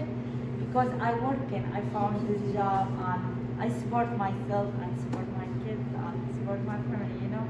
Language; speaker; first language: English; non-native, learner; Arabic